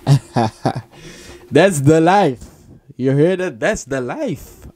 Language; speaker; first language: English; non-native, fluent; Dutch